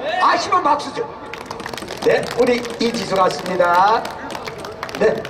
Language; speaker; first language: Korean; native; Korean